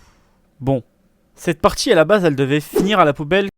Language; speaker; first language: French; native; French